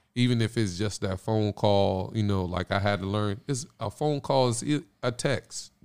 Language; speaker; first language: English; early bilingual, other home language; Spanish